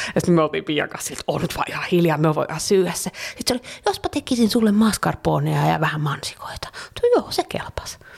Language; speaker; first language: Finnish; early bilingual, heritage; Finnish